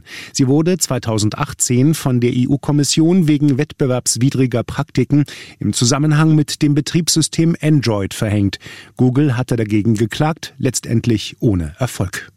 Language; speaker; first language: German; native; German